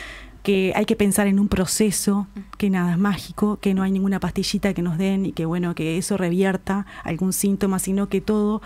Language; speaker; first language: Spanish; native; Spanish